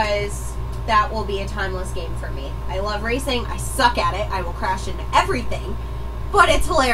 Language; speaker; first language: English; native; English